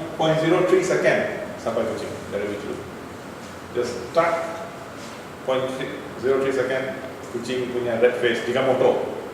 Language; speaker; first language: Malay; non-native, local second language; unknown